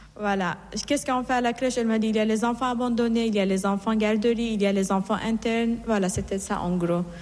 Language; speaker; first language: French; non-native, fluent; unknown